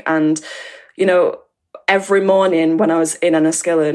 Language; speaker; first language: English; native; English